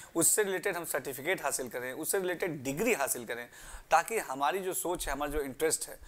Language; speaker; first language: Hindi; native; Hindi